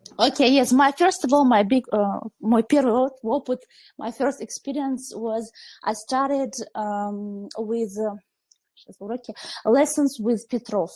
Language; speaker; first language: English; non-native, learner; Chechen